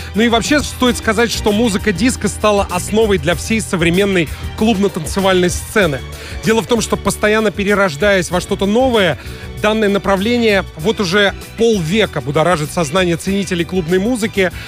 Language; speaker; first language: Russian; native; Russian